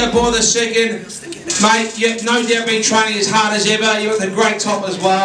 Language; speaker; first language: English; native; English